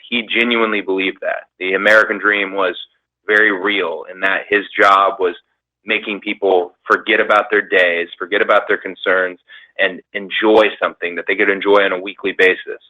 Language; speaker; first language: English; native; English